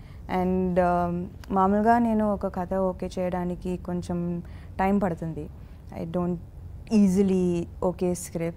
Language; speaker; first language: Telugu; non-native, fluent; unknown